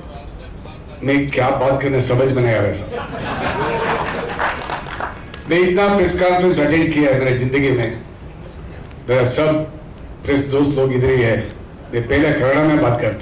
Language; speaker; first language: Hindi; non-native, local second language; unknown